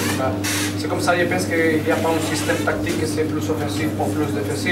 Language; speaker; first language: French; non-native, learner; Spanish